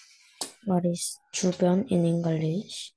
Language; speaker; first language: English; non-native, learner; Korean